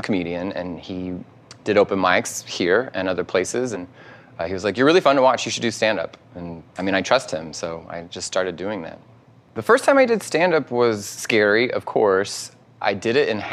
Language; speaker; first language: English; native; English